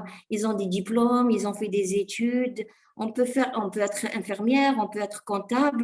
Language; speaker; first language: French; non-native, fluent; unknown